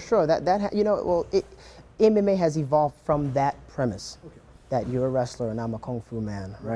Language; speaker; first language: English; native; English